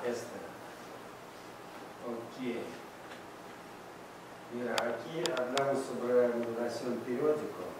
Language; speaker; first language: Spanish; non-native, fluent; Russian